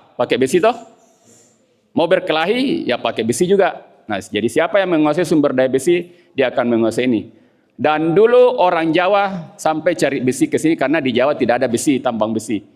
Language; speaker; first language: Indonesian; non-native, local second language; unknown